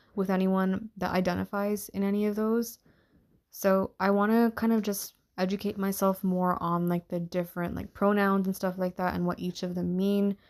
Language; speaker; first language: English; early bilingual, other home language; Hindi